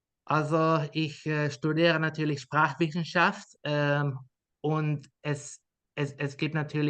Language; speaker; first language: German; non-native, learner; Dutch